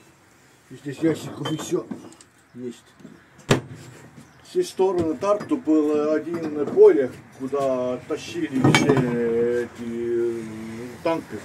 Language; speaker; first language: Russian; non-native, local second language; Estonian